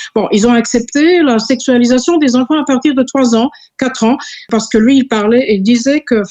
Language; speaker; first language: French; non-native, fluent; Serbian